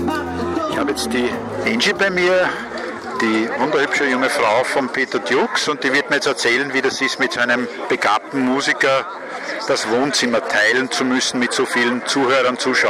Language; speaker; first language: German; native; German